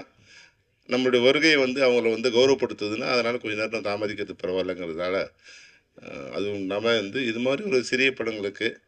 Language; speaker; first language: Tamil; native; Tamil